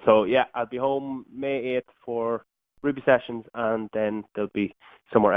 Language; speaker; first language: English; native; English